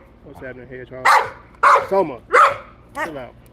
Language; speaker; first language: English; native; English